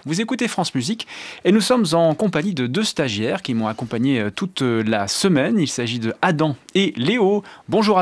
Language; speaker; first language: French; native; French